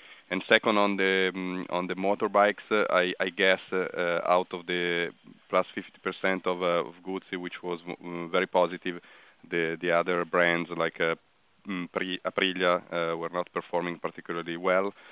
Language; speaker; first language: English; non-native, fluent; Italian